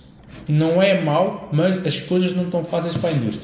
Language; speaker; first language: Portuguese; native; Portuguese